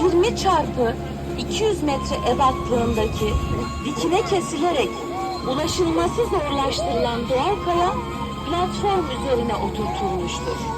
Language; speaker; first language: Turkish; non-native, fluent; Uzbek